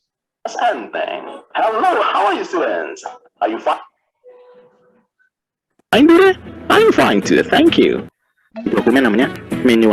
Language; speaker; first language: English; non-native, learner; Indonesian